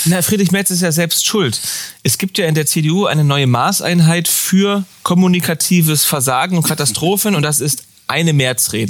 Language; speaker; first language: German; native; German